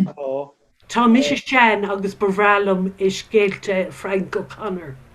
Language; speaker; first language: Irish; non-native, local second language; English